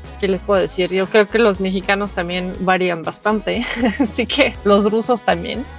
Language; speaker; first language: Spanish; non-native, fluent; Russian